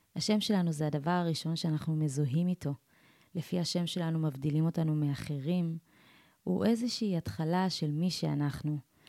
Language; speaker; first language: Hebrew; early bilingual, other home language; Amharic